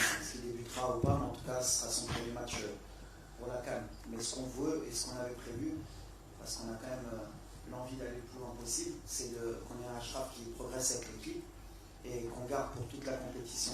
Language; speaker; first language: French; native; French